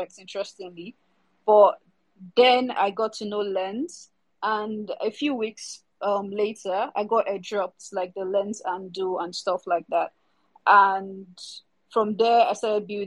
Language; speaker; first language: English; non-native, local second language; Yoruba